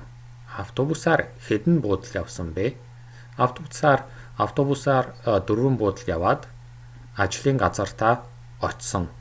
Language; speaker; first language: Mongolian; non-native, fluent; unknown